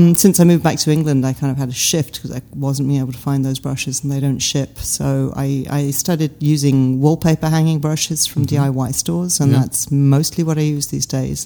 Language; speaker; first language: English; native; English